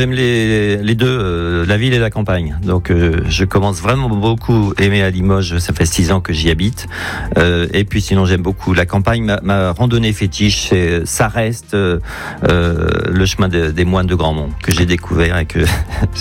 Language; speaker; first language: French; native; French